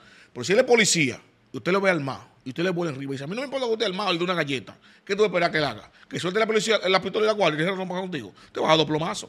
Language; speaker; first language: Spanish; native; Spanish